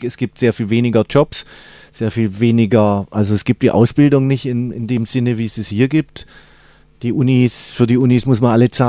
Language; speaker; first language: German; native; German